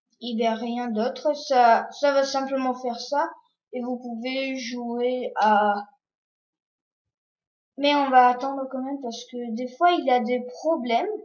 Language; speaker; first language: French; non-native, learner; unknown